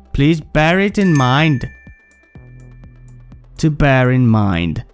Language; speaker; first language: English; non-native, fluent; Polish